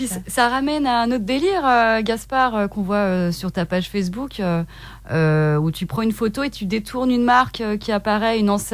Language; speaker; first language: French; native; French